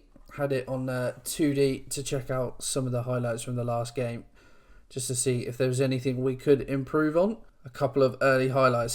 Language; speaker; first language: English; native; English